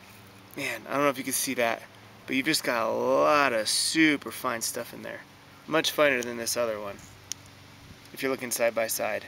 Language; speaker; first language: English; native; English